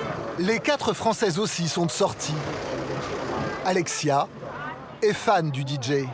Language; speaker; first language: French; native; French